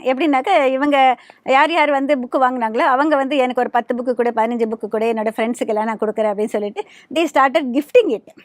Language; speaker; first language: Tamil; native; Tamil